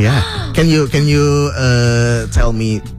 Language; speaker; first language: English; non-native, fluent; Indonesian